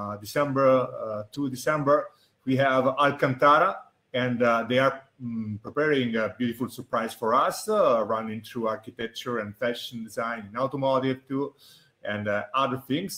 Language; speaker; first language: English; non-native, fluent; Italian